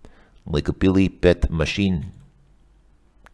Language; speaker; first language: Russian; non-native, learner; English